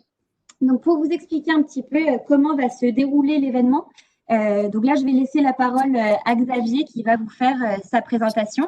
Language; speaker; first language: French; native; French